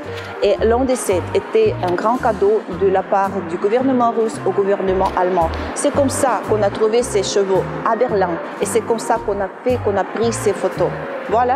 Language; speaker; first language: French; non-native, fluent; Russian